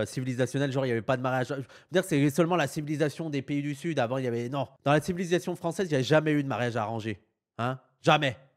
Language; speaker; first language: French; native; French